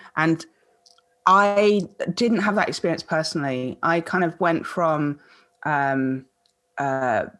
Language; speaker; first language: English; native; English